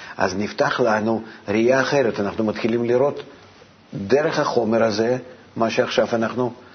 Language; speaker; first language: Hebrew; non-native, fluent; Russian